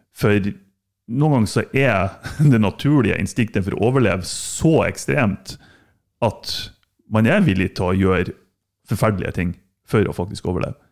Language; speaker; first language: Norwegian; non-native, fluent; German